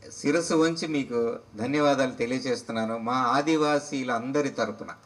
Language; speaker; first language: Telugu; non-native, local second language; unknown